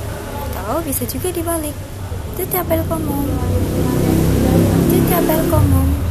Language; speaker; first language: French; non-native, fluent; Indonesian